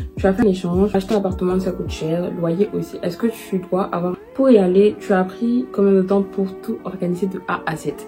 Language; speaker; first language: French; native; French